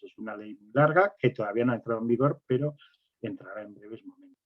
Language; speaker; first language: Spanish; native; Spanish